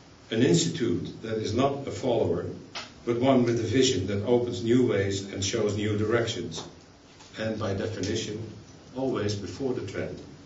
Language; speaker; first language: English; non-native, fluent; Dutch